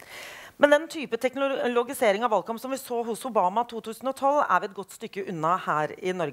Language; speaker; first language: Norwegian; native; Norwegian